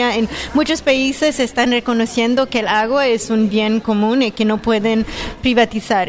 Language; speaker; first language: Spanish; non-native, fluent; French